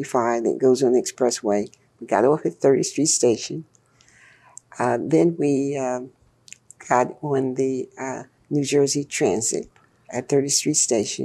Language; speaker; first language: English; native; English